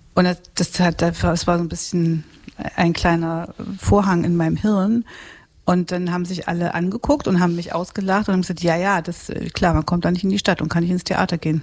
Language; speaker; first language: German; native; German